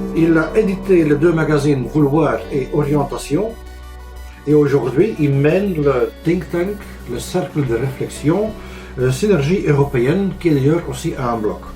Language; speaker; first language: French; non-native, local second language; Dutch